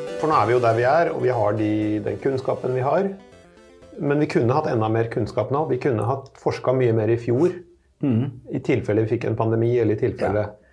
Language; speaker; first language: Norwegian; native; Norwegian